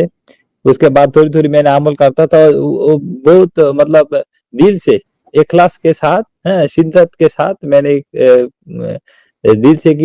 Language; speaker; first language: Hindi; non-native, learner; Bangla